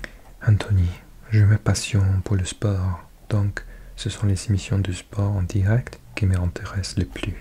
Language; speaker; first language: French; non-native, learner; English